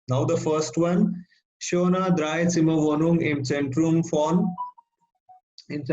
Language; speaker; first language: German; non-native, fluent; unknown